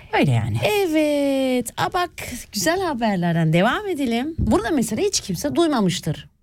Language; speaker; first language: Turkish; early bilingual, heritage; Turkish